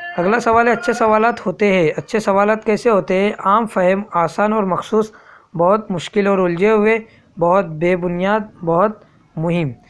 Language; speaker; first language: Urdu; native; Urdu